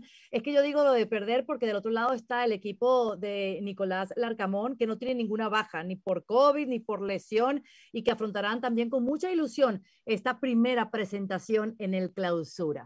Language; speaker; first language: Spanish; native; Spanish